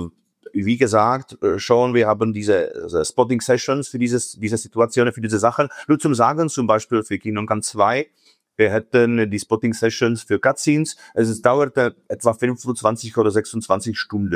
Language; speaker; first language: German; non-native, fluent; Czech